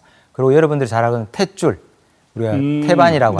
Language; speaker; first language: Korean; native; Korean